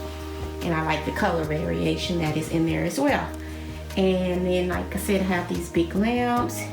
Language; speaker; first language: English; native; English